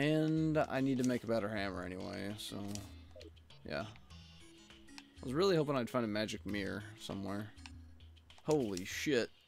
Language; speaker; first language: English; native; English